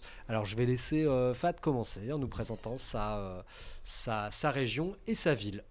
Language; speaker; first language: French; native; French